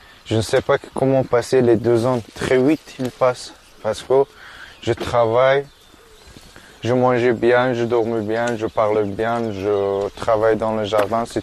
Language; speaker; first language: French; non-native, learner; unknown